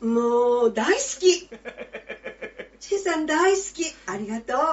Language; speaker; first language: Japanese; native; Japanese